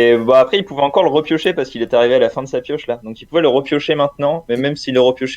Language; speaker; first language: French; native; French